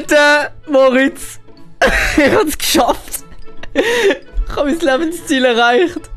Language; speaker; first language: German; native; German